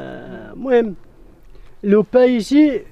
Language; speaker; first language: French; non-native, learner; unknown